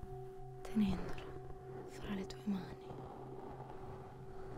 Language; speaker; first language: Italian; native; Italian